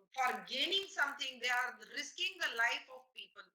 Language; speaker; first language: English; non-native, local second language; Marathi